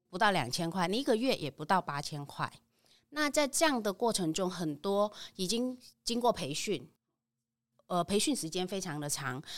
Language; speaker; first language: Chinese; non-native, fluent; Vietnamese